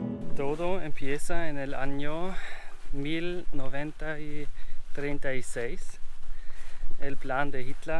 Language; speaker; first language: Spanish; non-native, learner; German